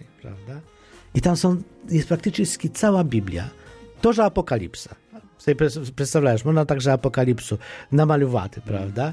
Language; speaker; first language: Polish; non-native, fluent; Ukrainian